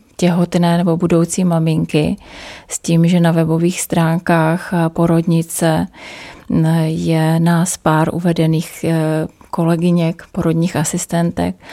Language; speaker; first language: Czech; native; Czech